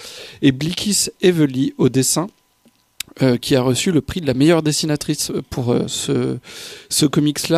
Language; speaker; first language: French; native; French